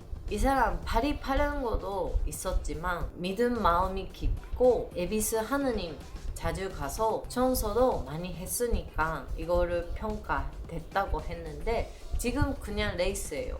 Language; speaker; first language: Korean; non-native, learner; Japanese